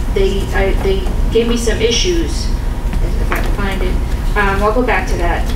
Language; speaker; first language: English; native; English